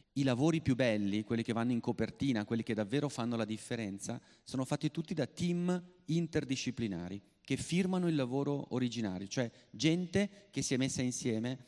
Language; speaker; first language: Italian; native; Italian